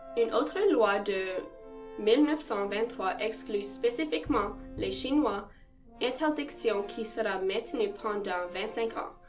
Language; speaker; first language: French; non-native, local second language; English